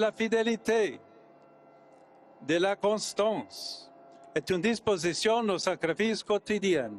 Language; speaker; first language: French; non-native, fluent; English